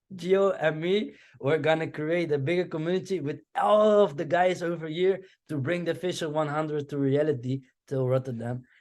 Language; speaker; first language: English; non-native, fluent; Dutch